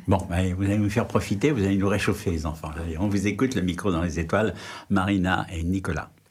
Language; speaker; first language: French; native; French